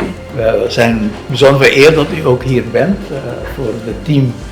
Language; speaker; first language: Dutch; non-native, local second language; Papiamento